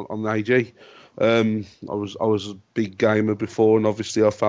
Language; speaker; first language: English; native; English